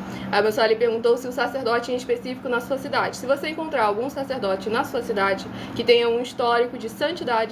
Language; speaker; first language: Portuguese; native; Portuguese